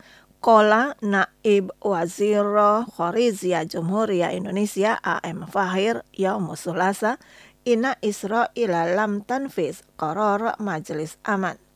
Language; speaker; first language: Arabic; non-native, learner; Indonesian